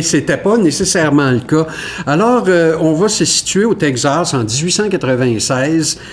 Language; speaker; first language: French; native; French